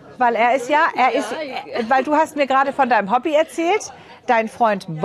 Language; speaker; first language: German; native; German